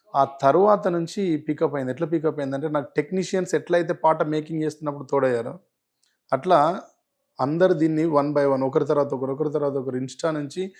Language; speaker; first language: Telugu; native; Telugu